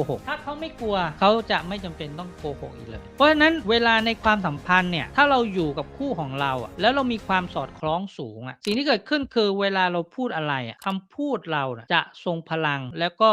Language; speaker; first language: Thai; native; Thai